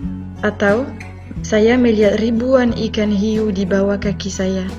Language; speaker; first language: Indonesian; non-native, fluent; French